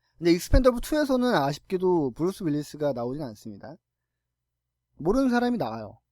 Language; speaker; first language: Korean; native; Korean